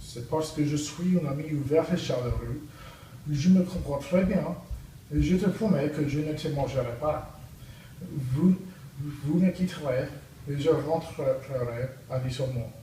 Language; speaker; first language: French; non-native, learner; English